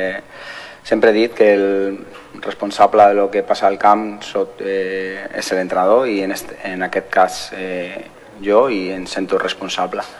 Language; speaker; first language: Catalan; non-native, fluent; Spanish